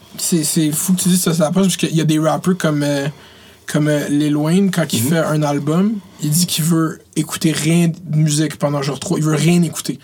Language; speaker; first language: French; native; French